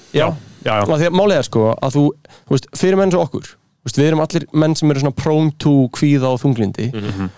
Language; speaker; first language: Icelandic; native; Icelandic